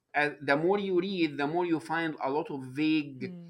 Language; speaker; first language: English; non-native, fluent; Arabic